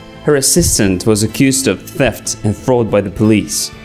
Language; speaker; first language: English; non-native, fluent; Russian